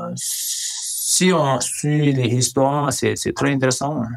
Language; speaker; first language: French; non-native, learner; Nepali